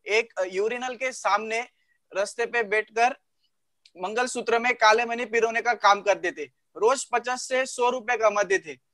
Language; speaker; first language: Hindi; non-native, local second language; Marathi